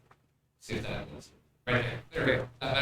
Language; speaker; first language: English; native; English